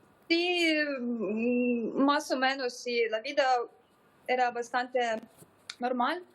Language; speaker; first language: Spanish; non-native, fluent; Ukrainian